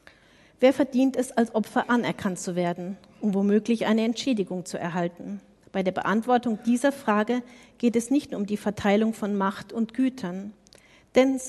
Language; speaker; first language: German; native; German